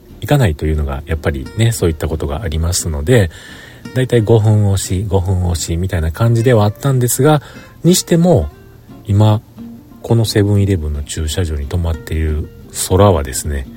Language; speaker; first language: Japanese; native; Japanese